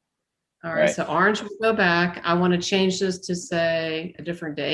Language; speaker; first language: English; native; English